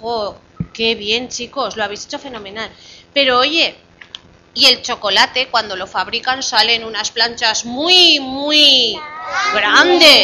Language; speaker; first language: Spanish; native; Spanish